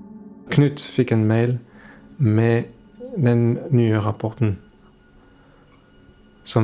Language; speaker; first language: Norwegian; non-native, fluent; French